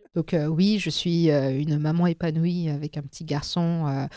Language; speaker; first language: French; non-native, local second language; Min Nan Chinese